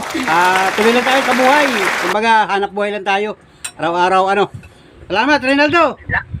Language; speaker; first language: Filipino; native; Filipino